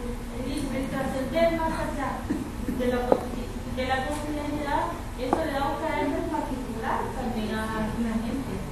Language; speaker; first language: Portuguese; non-native, learner; Spanish